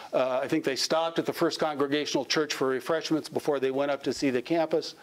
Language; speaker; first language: English; native; English